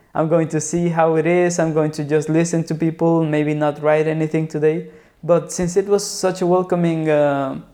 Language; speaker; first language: English; non-native, fluent; Spanish